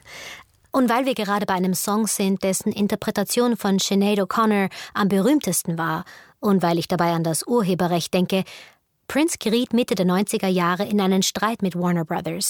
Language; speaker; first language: German; native; German